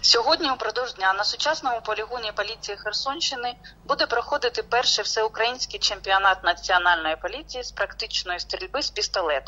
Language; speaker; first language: Ukrainian; native; Ukrainian